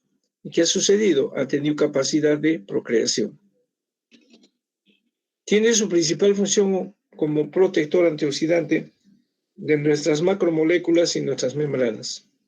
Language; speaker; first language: Spanish; native; Spanish